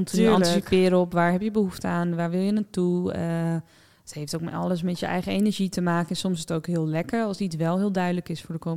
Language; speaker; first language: Dutch; native; Dutch